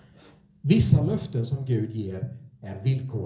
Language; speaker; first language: Swedish; non-native, fluent; English